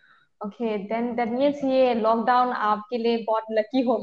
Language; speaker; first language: Hindi; non-native, local second language; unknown